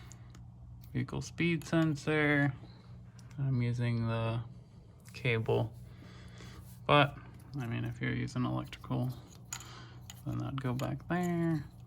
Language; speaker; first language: English; native; English